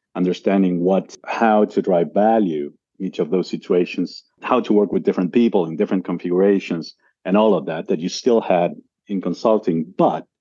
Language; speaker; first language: English; non-native, fluent; Spanish